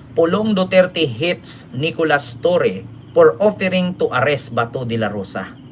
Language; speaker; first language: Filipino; non-native, local second language; Cebuano